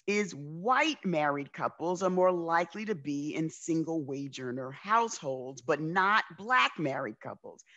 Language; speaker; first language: English; native; English